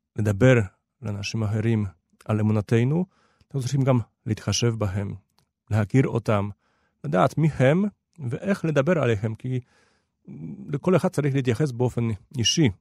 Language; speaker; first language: Hebrew; non-native, fluent; Polish